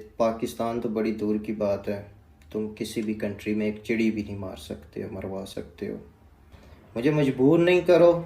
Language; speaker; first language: Urdu; non-native, local second language; Punjabi